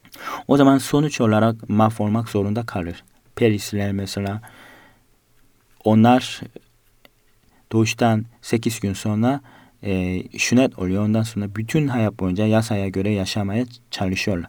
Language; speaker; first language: Turkish; non-native, fluent; Korean